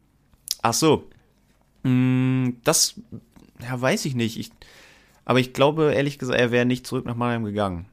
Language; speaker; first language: German; native; German